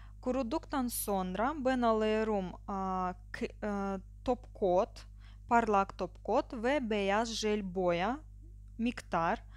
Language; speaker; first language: Turkish; non-native, learner; Russian